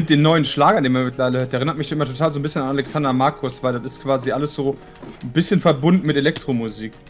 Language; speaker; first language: German; native; German